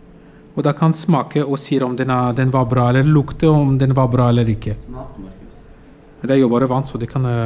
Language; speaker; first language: Norwegian; non-native, fluent; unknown